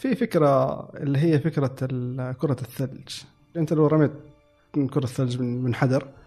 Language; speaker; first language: Arabic; native; Arabic